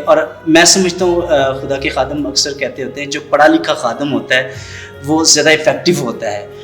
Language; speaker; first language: Urdu; non-native, local second language; Punjabi